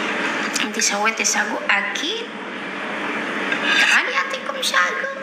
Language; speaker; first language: Arabic; non-native, learner; Indonesian